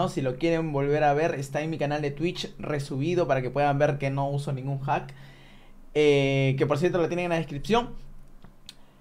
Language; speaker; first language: Spanish; native; Spanish